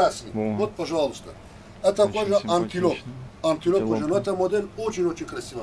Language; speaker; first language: Russian; non-native, learner; Turkish